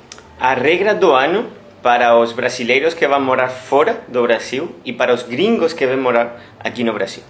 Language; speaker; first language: Portuguese; non-native, fluent; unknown